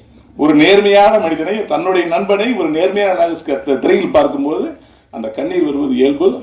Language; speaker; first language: Tamil; native; Tamil